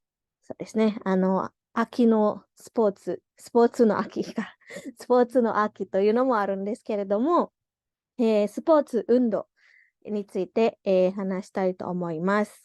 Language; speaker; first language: Japanese; non-native, fluent; Indonesian